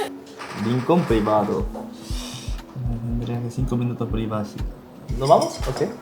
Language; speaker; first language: Spanish; non-native, learner; Korean